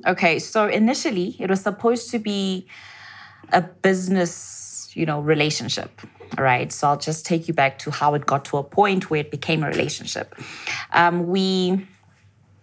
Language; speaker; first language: English; non-native, local second language; Zulu